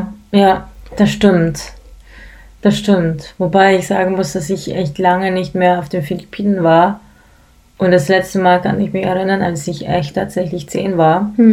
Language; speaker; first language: German; early bilingual, other home language; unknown